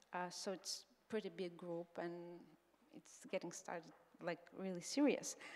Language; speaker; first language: English; non-native, fluent; Lithuanian